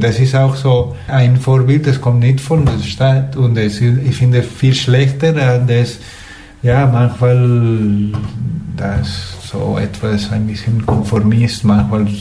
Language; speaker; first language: German; non-native, fluent; Spanish